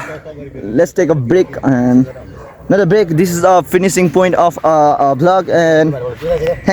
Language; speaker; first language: English; non-native, learner; Nepali